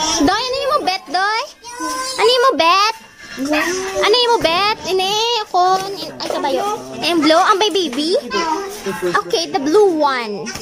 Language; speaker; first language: Filipino; non-native, local second language; Cebuano